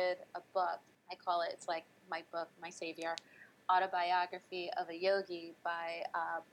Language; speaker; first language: English; native; English